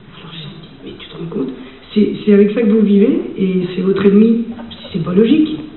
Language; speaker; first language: French; early bilingual, other home language; Spanish